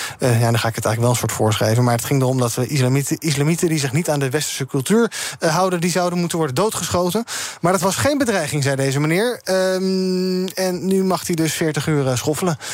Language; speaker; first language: Dutch; native; Dutch